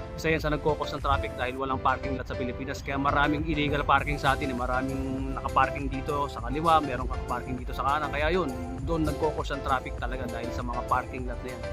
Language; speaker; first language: Filipino; native; Filipino